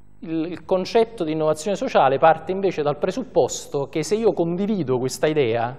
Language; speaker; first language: Italian; native; Italian